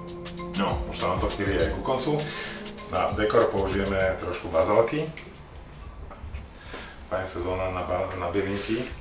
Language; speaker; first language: Slovak; native; Slovak